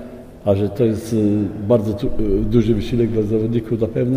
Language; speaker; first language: Polish; non-native, fluent; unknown